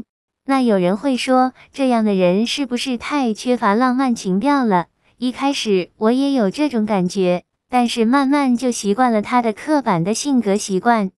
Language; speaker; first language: Chinese; non-native, fluent; Vietnamese